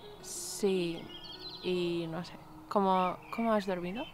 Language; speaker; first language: Spanish; non-native, fluent; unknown